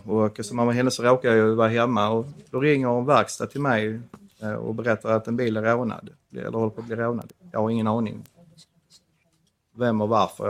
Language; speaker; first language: Swedish; native; Swedish